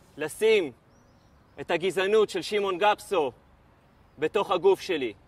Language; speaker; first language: Hebrew; native; Hebrew